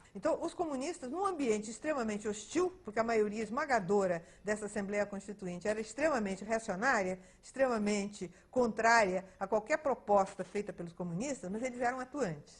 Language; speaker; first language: Portuguese; early bilingual, other home language; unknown